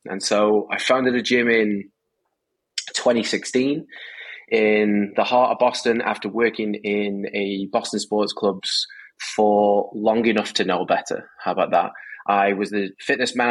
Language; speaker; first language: English; native; English